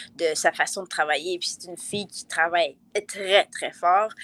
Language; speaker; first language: French; native; French